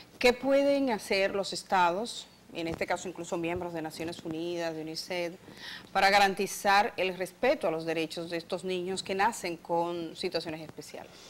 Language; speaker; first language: Spanish; native; Spanish